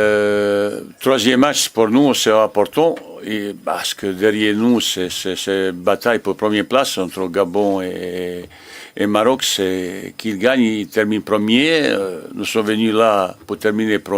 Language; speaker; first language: French; non-native, learner; Bosnian